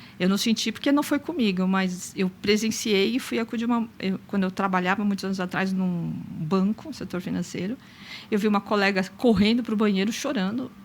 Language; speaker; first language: Portuguese; native; Portuguese